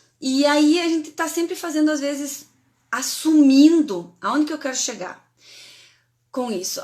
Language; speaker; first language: Portuguese; native; Portuguese